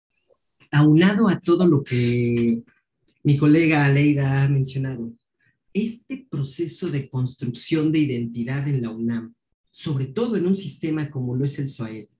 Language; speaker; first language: Spanish; native; Spanish